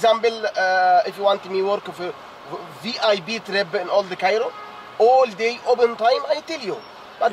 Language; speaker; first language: English; non-native, learner; Arabic